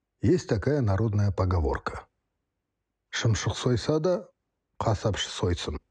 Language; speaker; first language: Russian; non-native, local second language; Kazakh